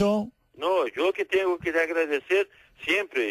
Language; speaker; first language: Spanish; non-native, fluent; Portuguese